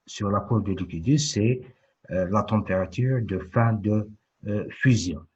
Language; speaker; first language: French; non-native, local second language; Arabic